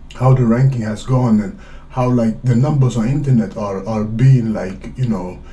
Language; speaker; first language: English; non-native, fluent; Swedish